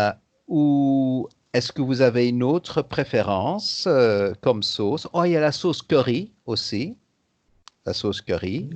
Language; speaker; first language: French; native; French